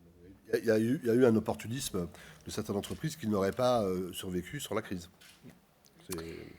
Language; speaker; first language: French; native; French